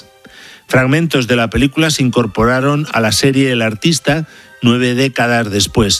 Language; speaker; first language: Spanish; native; Spanish